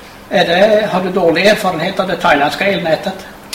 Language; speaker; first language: Swedish; native; Swedish